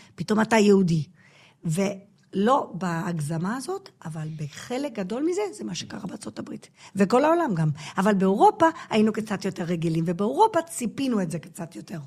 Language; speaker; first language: Hebrew; non-native, fluent; English